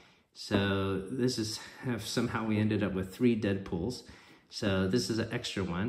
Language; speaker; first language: English; native; English